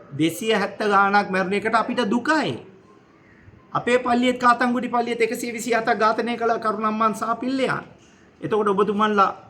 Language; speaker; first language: Sinhala; non-native, local second language; Tamil